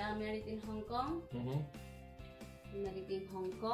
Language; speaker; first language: English; non-native, learner; Indonesian